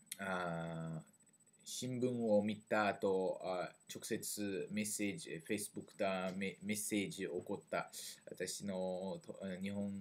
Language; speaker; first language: Japanese; non-native, learner; French